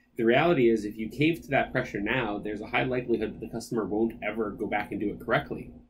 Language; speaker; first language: English; native; English